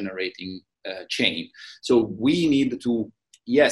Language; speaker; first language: English; non-native, fluent; Italian